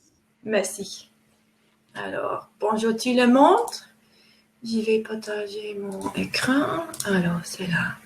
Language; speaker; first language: French; non-native, fluent; English